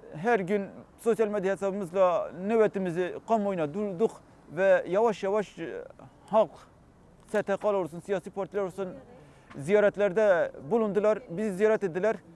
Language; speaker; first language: Turkish; non-native, local second language; Kurdish